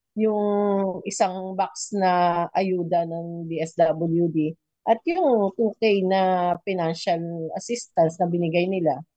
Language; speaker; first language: Filipino; native; Filipino